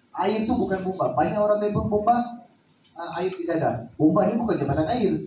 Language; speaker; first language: Malay; native; Malay